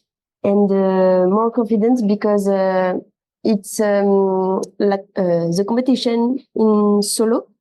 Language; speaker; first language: English; non-native, learner; French